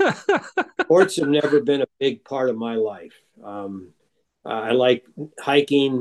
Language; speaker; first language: English; native; English